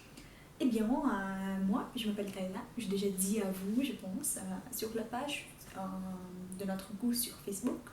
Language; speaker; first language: French; non-native, fluent; Portuguese